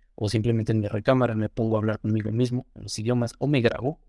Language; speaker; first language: Spanish; native; Spanish